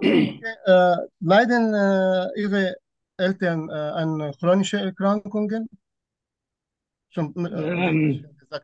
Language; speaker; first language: German; non-native, fluent; Turkish